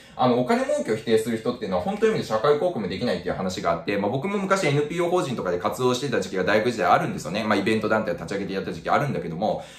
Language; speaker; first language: Japanese; native; Japanese